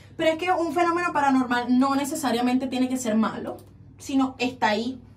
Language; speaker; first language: Spanish; native; Spanish